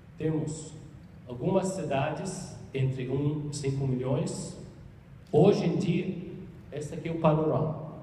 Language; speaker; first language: Portuguese; non-native, fluent; Arabic